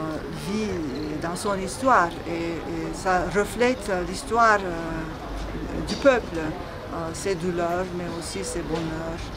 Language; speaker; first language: French; non-native, fluent; Turkish